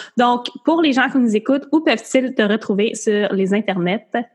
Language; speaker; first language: French; native; French